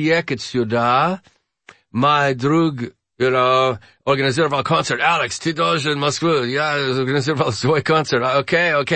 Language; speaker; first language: Russian; non-native, learner; English